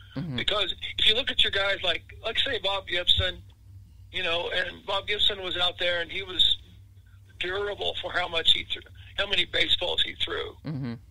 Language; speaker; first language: English; native; English